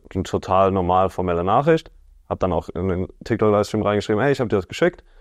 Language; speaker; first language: German; native; German